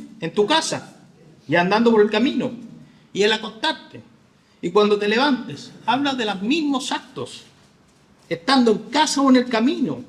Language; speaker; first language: Spanish; native; Spanish